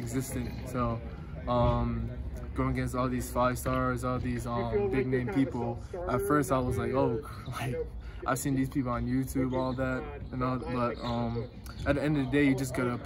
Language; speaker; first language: English; non-native, fluent; Japanese